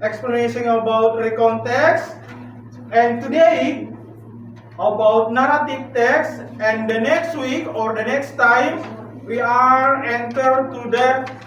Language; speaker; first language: English; non-native, learner; Indonesian